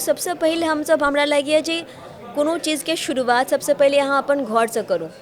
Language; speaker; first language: Maithili; native; Maithili